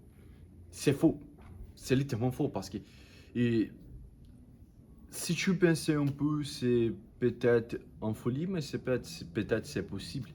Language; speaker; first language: French; non-native, learner; Portuguese